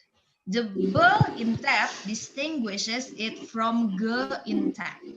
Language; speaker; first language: English; non-native, learner; Indonesian